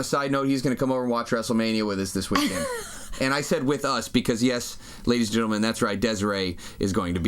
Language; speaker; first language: English; native; English